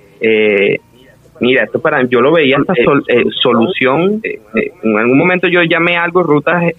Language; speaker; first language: Spanish; native; Spanish